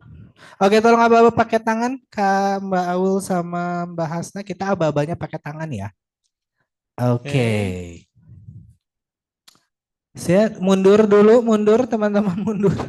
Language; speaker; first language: Indonesian; native; Indonesian